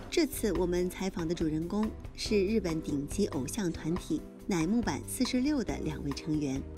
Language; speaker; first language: Chinese; native; Chinese